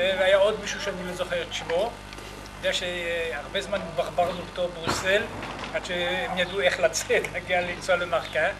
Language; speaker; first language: Hebrew; early bilingual, other home language; French